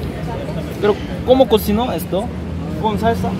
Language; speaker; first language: Spanish; non-native, learner; Korean